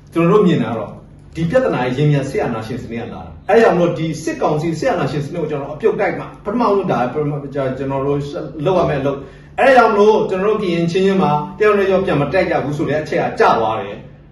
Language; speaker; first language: Burmese; non-native, local second language; S'gaw Karen